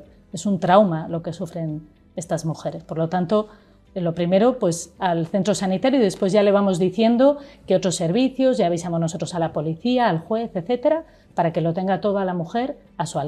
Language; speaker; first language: Spanish; native; Spanish